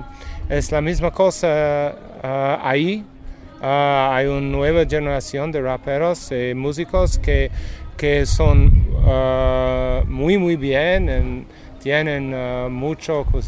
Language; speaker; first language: Spanish; non-native, learner; English